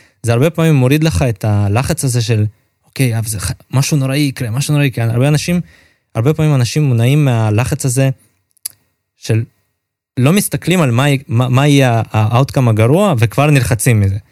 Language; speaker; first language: Hebrew; non-native, fluent; Russian